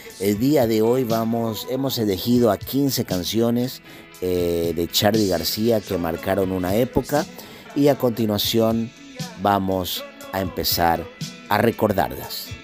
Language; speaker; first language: Spanish; native; Spanish